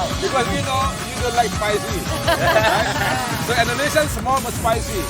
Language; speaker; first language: English; non-native, learner; Indonesian